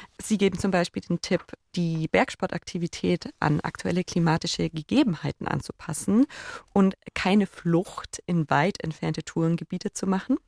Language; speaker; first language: German; native; German